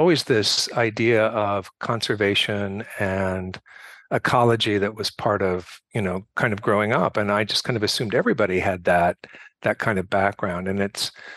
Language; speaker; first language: English; native; English